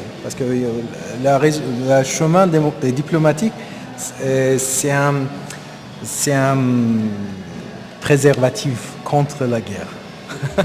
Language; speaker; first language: French; non-native, learner; Persian